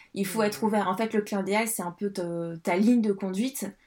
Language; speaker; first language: French; native; French